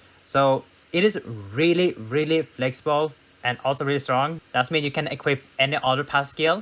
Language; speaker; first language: English; non-native, fluent; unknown